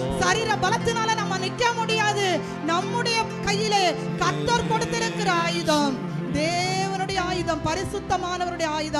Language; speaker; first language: Tamil; native; Tamil